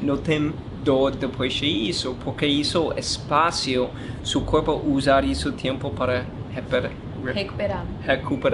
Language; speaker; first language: Portuguese; non-native, learner; English